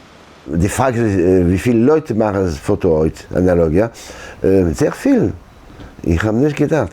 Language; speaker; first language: German; non-native, learner; French